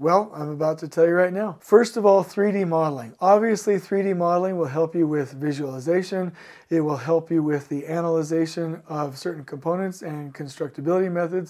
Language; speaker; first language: English; native; English